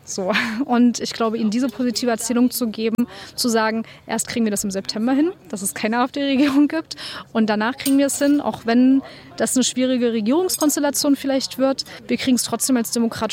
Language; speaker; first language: German; native; German